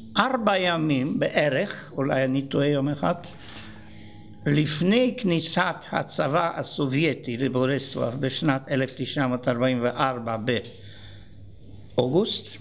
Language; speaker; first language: Hebrew; non-native, fluent; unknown